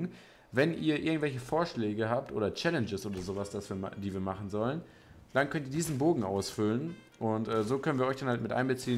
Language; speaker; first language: German; native; German